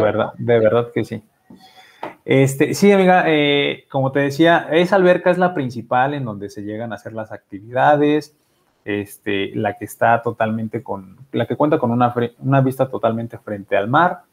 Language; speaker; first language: Spanish; native; Spanish